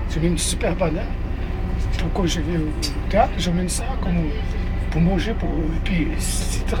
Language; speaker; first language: French; non-native, fluent; Portuguese